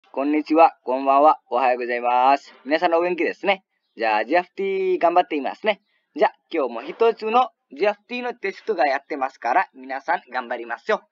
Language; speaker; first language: Japanese; non-native, learner; Nepali